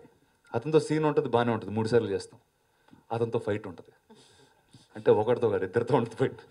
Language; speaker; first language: Telugu; native; Telugu